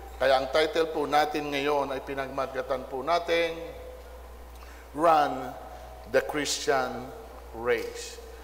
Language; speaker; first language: Filipino; native; Filipino